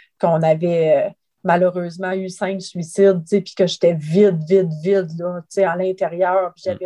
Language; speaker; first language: French; native; French